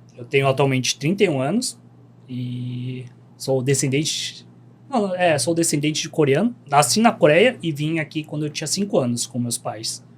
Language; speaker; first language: Portuguese; early bilingual, other home language; Korean